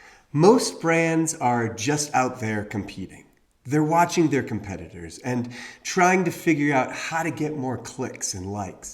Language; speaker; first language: English; native; English